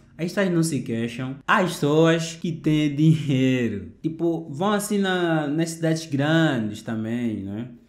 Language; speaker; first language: Portuguese; native; Portuguese